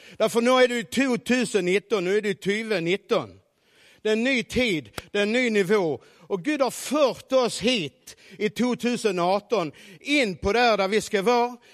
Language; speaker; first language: Norwegian; non-native, fluent; Swedish